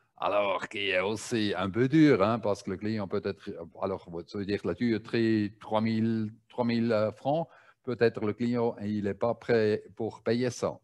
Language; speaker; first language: French; non-native, learner; German